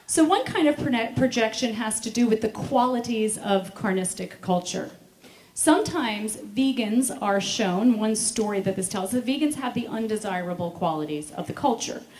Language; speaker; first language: English; native; English